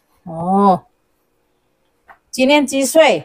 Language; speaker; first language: Chinese; non-native, learner; Indonesian